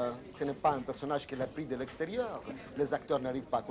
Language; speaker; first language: French; non-native, fluent; Greek